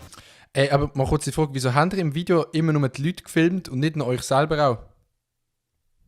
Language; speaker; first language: German; native; German